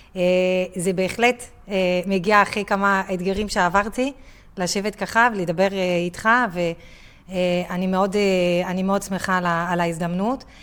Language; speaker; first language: Hebrew; non-native, fluent; French